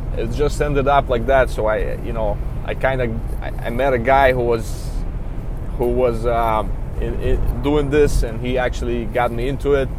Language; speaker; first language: English; non-native, fluent; Russian